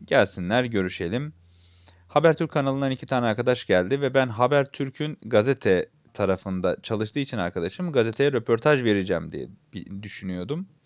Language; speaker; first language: Turkish; native; Turkish